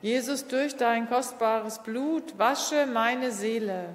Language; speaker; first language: German; native; German